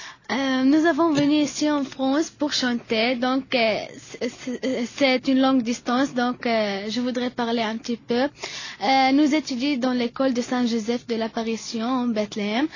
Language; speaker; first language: French; non-native, learner; Arabic